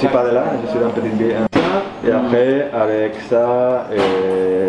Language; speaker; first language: French; non-native, fluent; Spanish